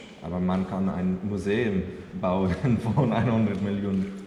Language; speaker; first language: German; non-native, learner; Dutch